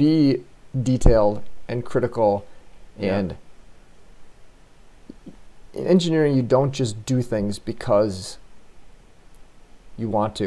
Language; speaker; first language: English; native; English